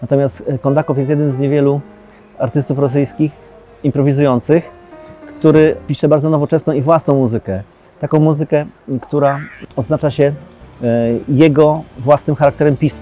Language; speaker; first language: Polish; native; Polish